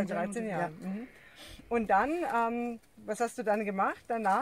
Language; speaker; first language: German; native; German